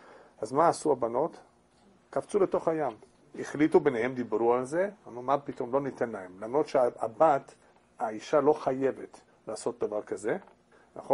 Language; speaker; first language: Hebrew; non-native, fluent; English